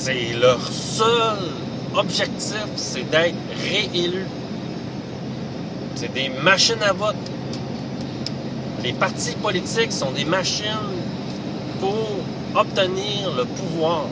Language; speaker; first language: French; native; French